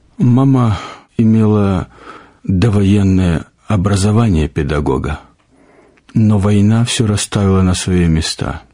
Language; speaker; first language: Russian; native; Russian